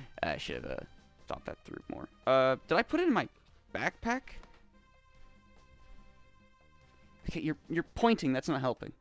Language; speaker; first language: English; native; English